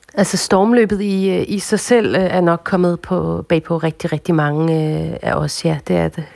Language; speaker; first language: Danish; early bilingual, other home language; Arabic